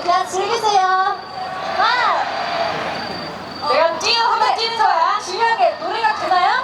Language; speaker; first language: Korean; native; Korean